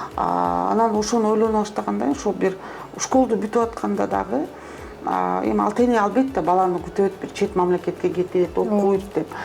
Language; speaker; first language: Kyrgyz; non-native, local second language; Russian